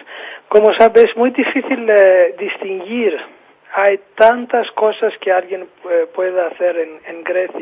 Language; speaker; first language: Spanish; non-native, fluent; Greek